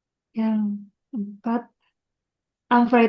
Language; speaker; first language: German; non-native, learner; Indonesian